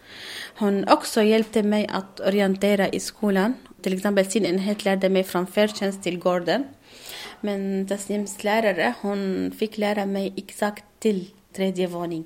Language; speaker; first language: Swedish; non-native, learner; Arabic